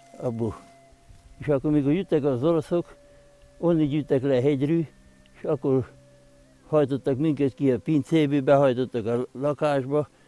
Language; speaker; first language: Hungarian; non-native, local second language; German